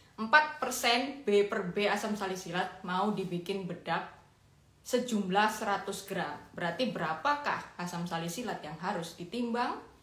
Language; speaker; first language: Indonesian; native; Indonesian